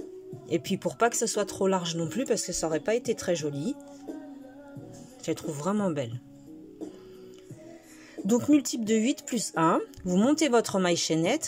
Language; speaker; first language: French; native; French